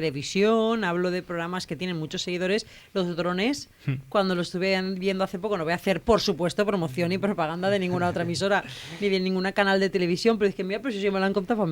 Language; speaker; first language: Spanish; native; Spanish